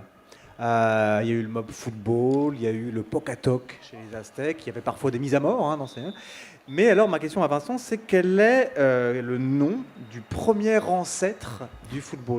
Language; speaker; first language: French; native; French